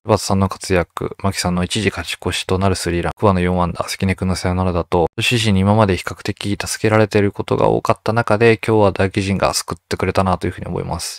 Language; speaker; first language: Japanese; native; Japanese